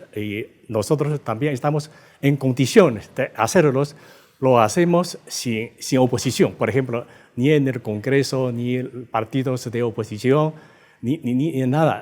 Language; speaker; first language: Spanish; non-native, fluent; Chinese